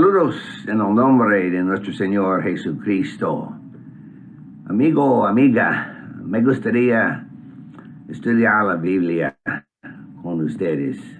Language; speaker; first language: Spanish; non-native, fluent; English